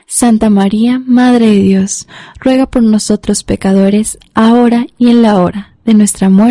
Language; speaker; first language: Spanish; native; Spanish